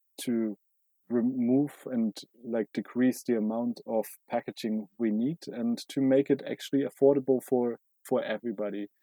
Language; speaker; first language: English; non-native, fluent; German